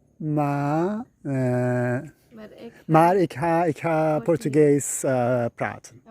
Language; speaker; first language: Dutch; non-native, learner; Turkish